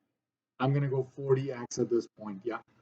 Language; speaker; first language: English; native; English